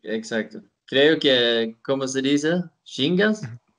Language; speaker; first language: Spanish; non-native, learner; Swedish